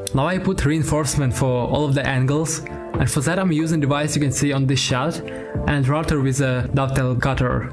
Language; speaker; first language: English; non-native, learner; Ukrainian